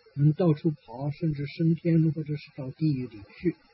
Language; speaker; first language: Chinese; native; Chinese